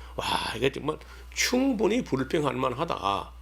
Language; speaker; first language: Korean; native; Korean